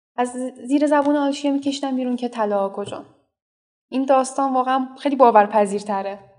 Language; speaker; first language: Persian; native; Persian